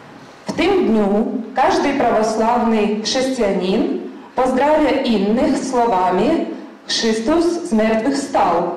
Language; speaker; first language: Polish; non-native, learner; Ukrainian